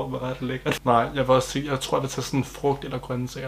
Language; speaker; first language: Danish; early bilingual, other home language; Turkish